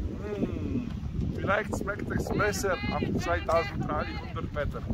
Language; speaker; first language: German; non-native, learner; French